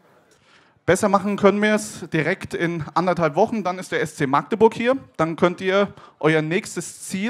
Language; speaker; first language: German; native; German